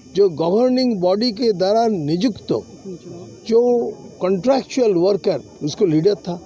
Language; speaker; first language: Hindi; non-native, local second language; Bangla